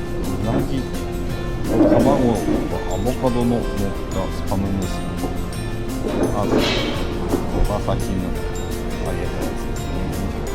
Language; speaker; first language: Japanese; native; Japanese